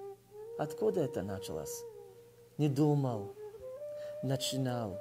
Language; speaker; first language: Russian; early bilingual, heritage; Russian